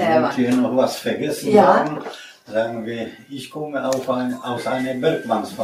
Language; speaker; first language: German; non-native, fluent; Polish